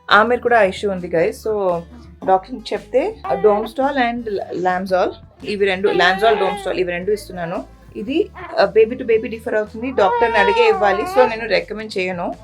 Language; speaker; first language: Telugu; non-native, local second language; Urdu